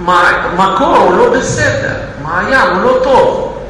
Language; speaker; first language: Hebrew; non-native, fluent; Russian